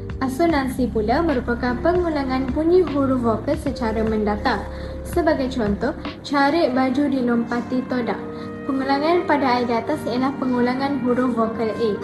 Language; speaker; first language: Malay; native; Malay